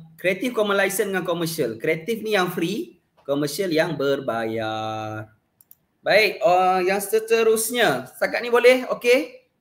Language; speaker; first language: Malay; native; Malay